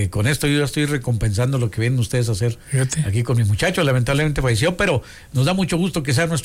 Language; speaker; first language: Spanish; native; Spanish